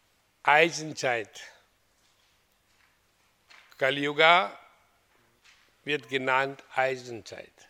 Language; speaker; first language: German; non-native, fluent; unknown